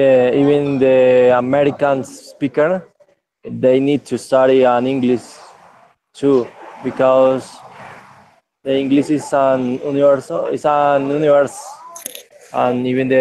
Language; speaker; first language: English; non-native, learner; Spanish